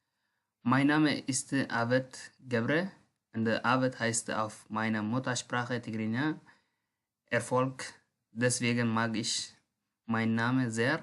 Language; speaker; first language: German; non-native, learner; Tigrinya